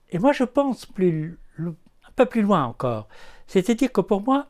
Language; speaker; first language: French; non-native, local second language; Arabic